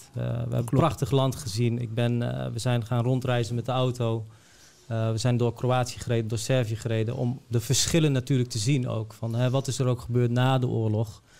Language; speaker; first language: Dutch; early bilingual, other home language; Bosnian